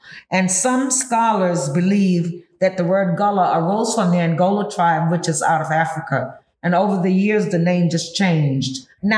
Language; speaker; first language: English; early bilingual, other home language; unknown